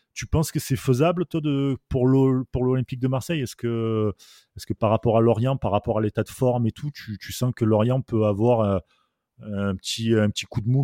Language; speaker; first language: French; native; French